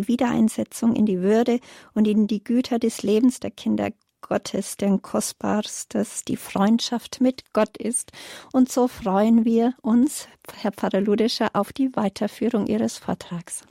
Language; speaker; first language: German; native; German